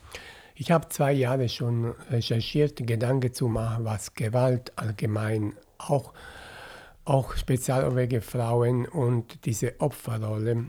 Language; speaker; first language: German; non-native, fluent; Italian